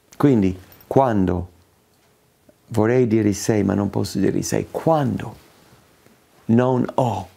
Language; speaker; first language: Italian; non-native, fluent; English